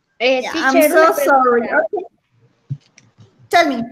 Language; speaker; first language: English; non-native, learner; Spanish